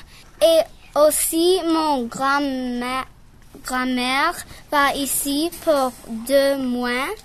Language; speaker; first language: French; non-native, learner; English